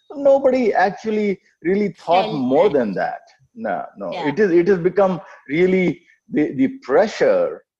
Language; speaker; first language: English; non-native, local second language; Telugu